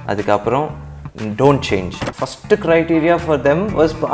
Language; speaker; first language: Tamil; non-native, local second language; Telugu